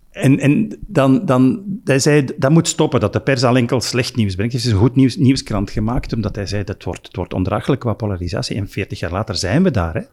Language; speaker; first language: Dutch; native; Dutch